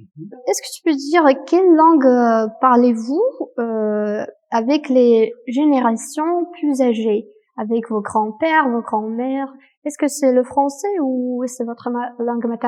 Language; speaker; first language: French; non-native, fluent; Russian